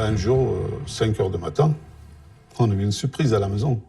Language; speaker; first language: French; non-native, learner; Turkish